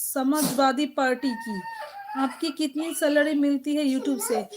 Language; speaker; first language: Hindi; non-native, local second language; Bangla